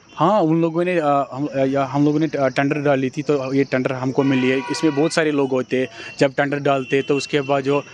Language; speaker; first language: Hindi; non-native, local second language; Kashmiri